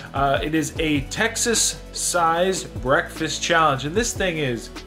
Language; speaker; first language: English; native; English